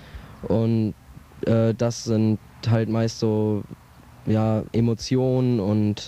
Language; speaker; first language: German; native; German